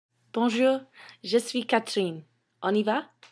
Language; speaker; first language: French; non-native, learner; English